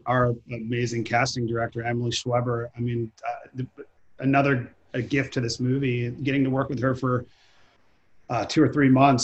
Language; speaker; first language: English; native; English